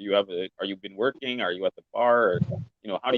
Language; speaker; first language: English; native; English